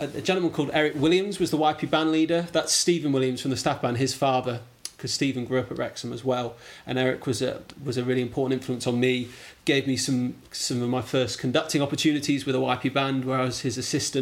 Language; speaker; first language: English; native; English